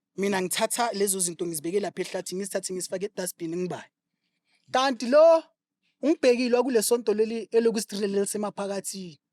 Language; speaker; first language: Zulu; non-native, local second language; Southern Sotho